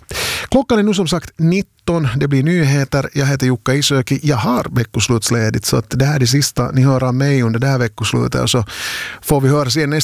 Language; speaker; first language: Swedish; native; Swedish